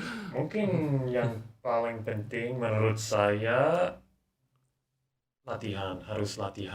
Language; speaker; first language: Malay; non-native, learner; English